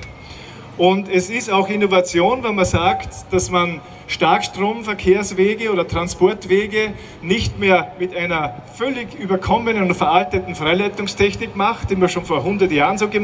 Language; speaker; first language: German; native; German